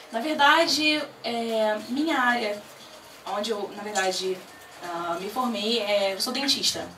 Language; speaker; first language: Portuguese; native; Portuguese